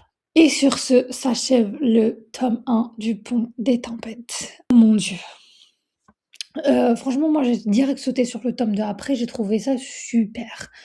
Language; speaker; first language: French; native; French